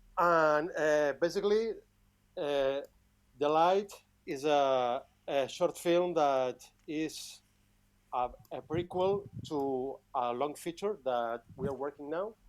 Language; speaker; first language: English; non-native, fluent; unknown